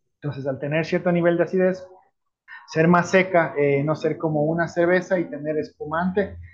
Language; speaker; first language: Spanish; native; Spanish